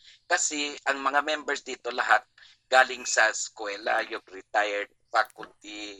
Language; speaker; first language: Filipino; non-native, local second language; Chavacano